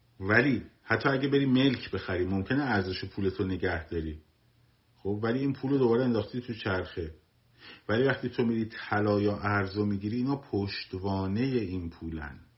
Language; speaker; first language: Persian; native; Persian